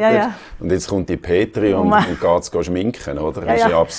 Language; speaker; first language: German; native; German